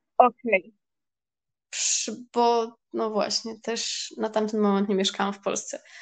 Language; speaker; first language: Polish; early bilingual, heritage; Polish